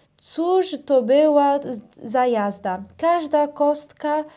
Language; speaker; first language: Polish; non-native, learner; Arabic